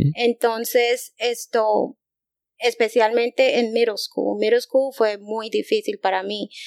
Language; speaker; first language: Spanish; native; Spanish